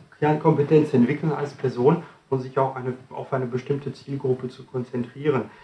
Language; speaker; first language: German; non-native, fluent; French